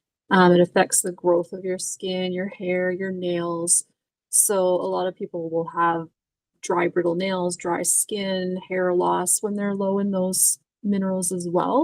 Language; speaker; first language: English; native; English